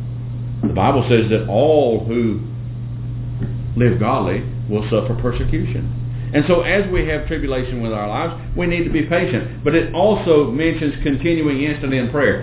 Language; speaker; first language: English; native; English